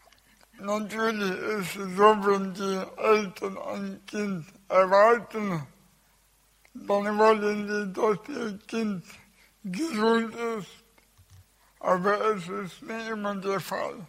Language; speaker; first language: German; early bilingual, other home language; Russian